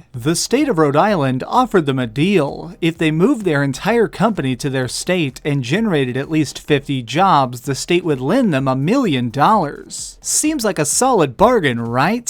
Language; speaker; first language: English; native; English